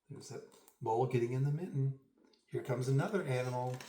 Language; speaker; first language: English; native; English